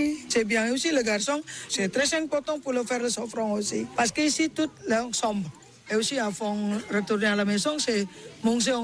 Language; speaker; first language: French; non-native, learner; Balinese